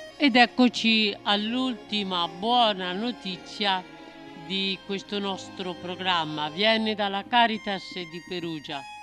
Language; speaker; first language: Italian; native; Italian